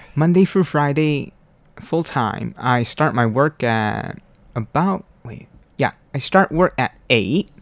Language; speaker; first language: English; non-native, local second language; Cantonese